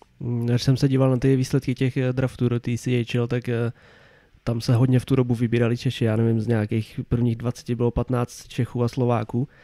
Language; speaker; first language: Czech; native; Czech